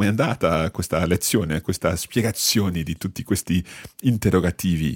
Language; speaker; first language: Italian; non-native, fluent; English